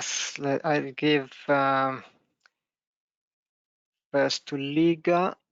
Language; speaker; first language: English; non-native, fluent; Italian